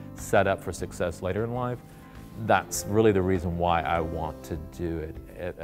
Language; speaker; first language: English; native; English